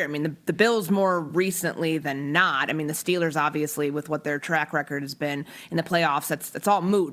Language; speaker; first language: English; native; English